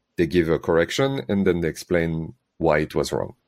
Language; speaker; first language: English; non-native, fluent; French